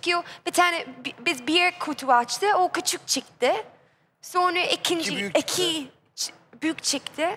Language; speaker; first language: Turkish; non-native, learner; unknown